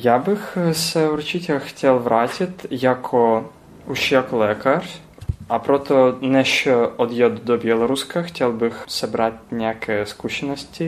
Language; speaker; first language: Czech; non-native, learner; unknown